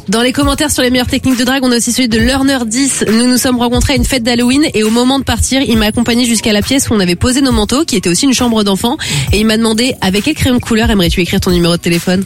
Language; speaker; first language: French; native; French